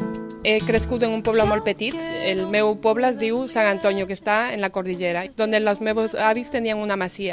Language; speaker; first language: Catalan; non-native, fluent; Spanish